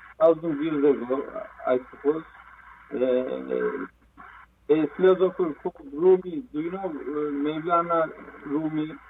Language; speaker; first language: English; non-native, learner; Turkish